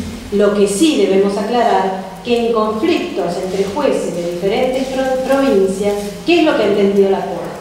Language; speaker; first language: Spanish; native; Spanish